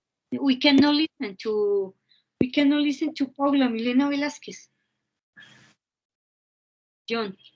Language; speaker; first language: English; non-native, fluent; Spanish